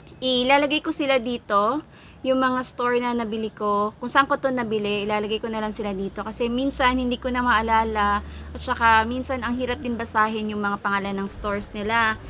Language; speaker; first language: Filipino; non-native, local second language; Cebuano